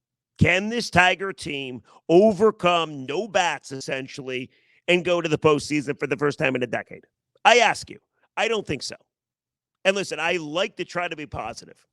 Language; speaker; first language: English; native; English